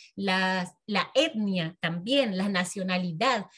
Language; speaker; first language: Spanish; native; Spanish